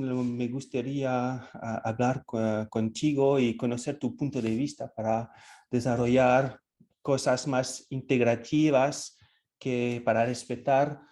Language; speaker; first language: Spanish; non-native, fluent; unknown